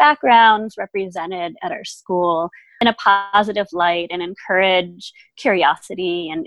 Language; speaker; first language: English; early bilingual, other home language; German